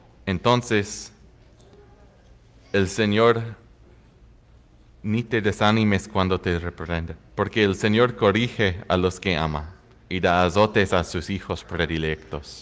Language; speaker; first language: Spanish; non-native, fluent; English